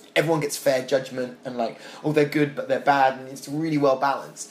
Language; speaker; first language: English; native; English